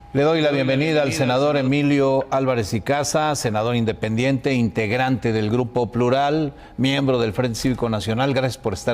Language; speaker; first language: Spanish; native; Spanish